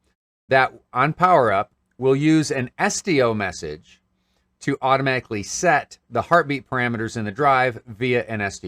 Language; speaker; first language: English; native; English